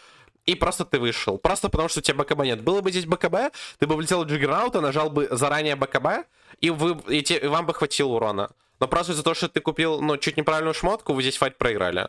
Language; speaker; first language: Russian; native; Russian